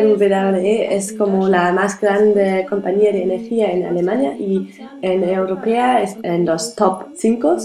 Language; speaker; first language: Spanish; non-native, learner; German